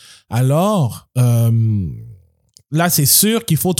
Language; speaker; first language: French; native; French